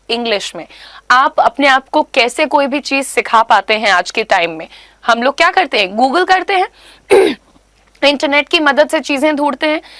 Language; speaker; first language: Hindi; native; Hindi